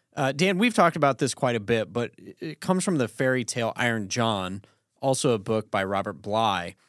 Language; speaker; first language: English; native; English